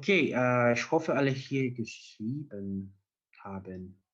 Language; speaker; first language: German; non-native, learner; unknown